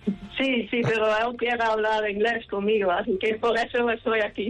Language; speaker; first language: Spanish; non-native, fluent; Dutch